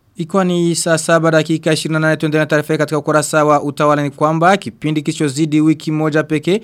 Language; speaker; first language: Swahili; non-native, local second language; Rundi